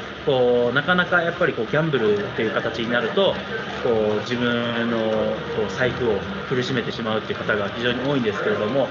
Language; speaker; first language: Japanese; native; Japanese